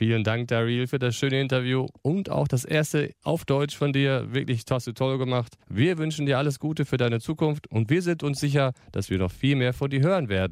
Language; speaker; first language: German; native; German